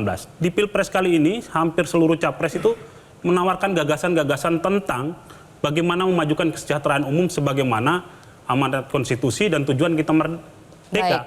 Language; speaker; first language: Indonesian; native; Indonesian